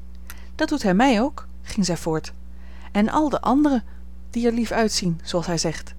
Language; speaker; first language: Dutch; native; Dutch